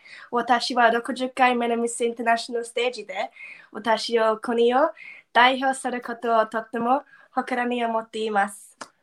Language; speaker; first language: Japanese; non-native, learner; English